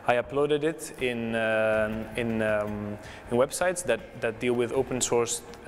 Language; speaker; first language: English; non-native, fluent; Greek